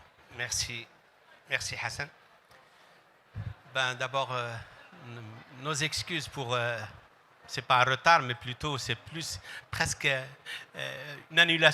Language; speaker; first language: French; non-native, local second language; Arabic